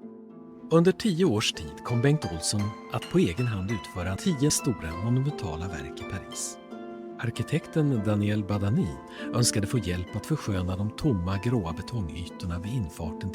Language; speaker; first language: Swedish; native; Swedish